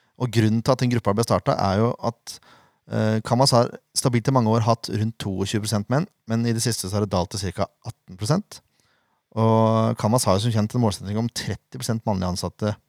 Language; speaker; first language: Norwegian; native; Norwegian